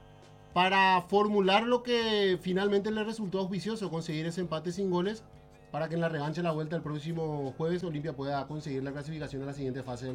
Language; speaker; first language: Spanish; native; Spanish